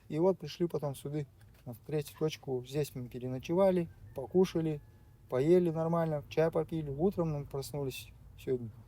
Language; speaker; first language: Russian; native; Russian